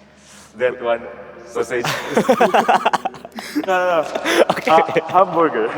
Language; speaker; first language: English; non-native, learner; Indonesian